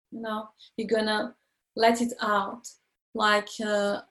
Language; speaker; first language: English; non-native, learner; Portuguese